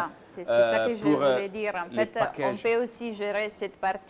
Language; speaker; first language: French; non-native, fluent; Italian